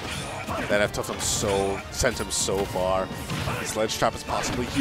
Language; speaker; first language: English; native; English